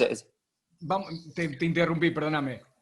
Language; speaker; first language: Spanish; native; Spanish